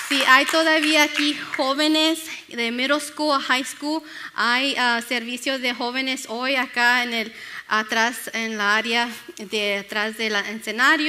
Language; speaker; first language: Spanish; early bilingual, other home language; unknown